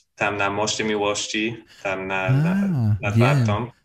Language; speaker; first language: Polish; non-native, fluent; English